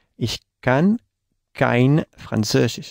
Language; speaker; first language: German; non-native, learner; Spanish